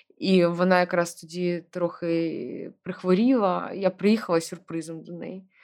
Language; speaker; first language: Ukrainian; non-native, local second language; Russian